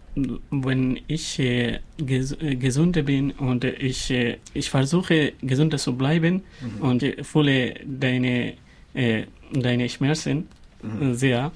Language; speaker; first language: German; non-native, learner; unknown